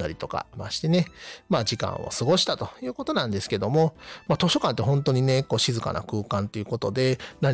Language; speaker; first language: Japanese; native; Japanese